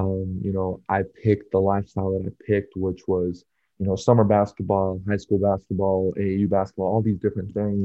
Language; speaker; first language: English; native; English